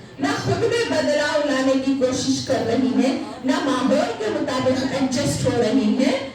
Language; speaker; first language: Urdu; native; Urdu